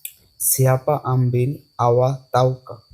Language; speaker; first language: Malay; non-native, fluent; Bangla